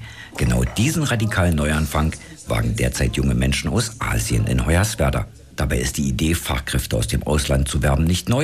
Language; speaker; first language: German; native; German